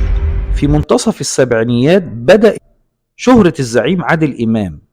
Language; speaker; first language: Arabic; native; Arabic